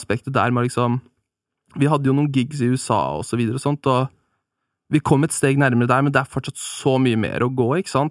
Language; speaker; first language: Norwegian; native; Norwegian